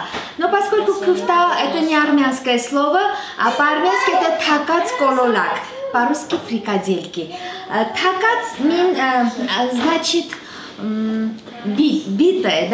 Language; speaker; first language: Russian; non-native, fluent; Armenian